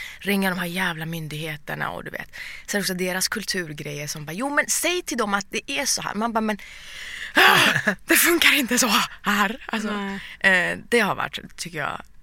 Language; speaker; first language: Swedish; early bilingual, other home language; Persian